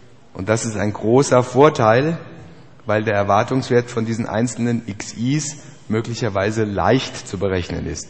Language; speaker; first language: German; native; German